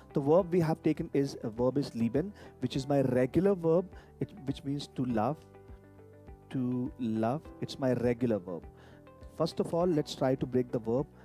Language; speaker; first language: English; non-native, local second language; Hindi